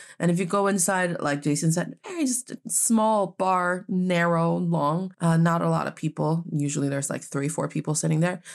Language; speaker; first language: English; non-native, fluent; Chinese